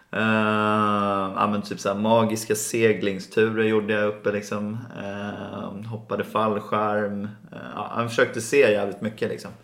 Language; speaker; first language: Swedish; native; Swedish